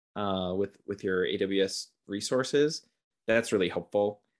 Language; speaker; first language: English; native; English